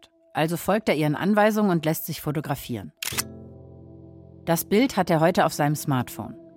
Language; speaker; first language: German; native; German